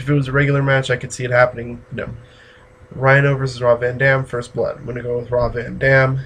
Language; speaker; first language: English; native; English